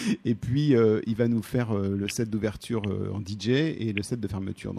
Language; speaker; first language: French; native; French